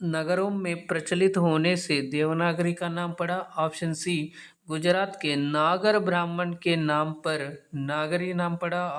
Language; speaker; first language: Hindi; non-native, local second language; Telugu